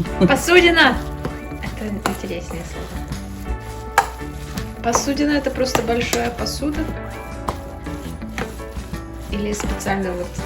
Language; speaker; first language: Russian; early bilingual, other home language; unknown